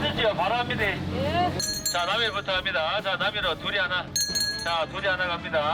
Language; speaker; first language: Korean; native; Korean